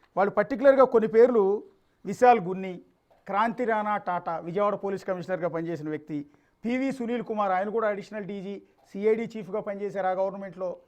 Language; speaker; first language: Telugu; native; Telugu